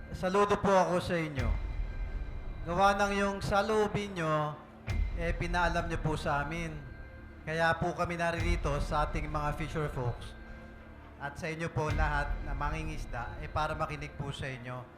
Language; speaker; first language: Filipino; native; Filipino